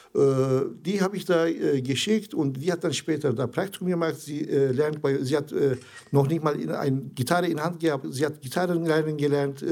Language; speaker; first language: German; non-native, learner; Turkish